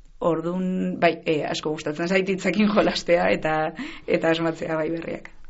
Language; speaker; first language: Basque; non-native, local second language; Spanish